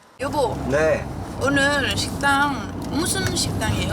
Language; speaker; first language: Korean; non-native, learner; Norwegian